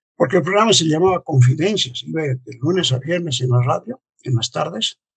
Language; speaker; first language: Spanish; native; Spanish